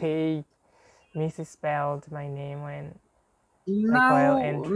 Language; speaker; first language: English; non-native, fluent; Bangla